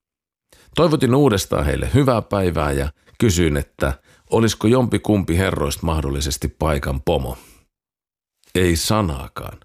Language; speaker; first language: Finnish; native; Finnish